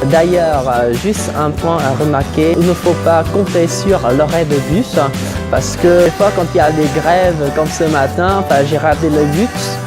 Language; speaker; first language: French; non-native, fluent; Vietnamese